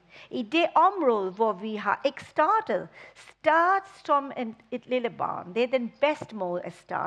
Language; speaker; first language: Danish; non-native, fluent; English